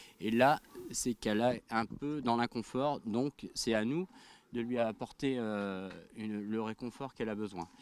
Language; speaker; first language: French; native; French